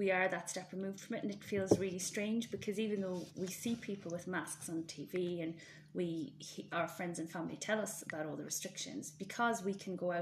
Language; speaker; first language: English; native; English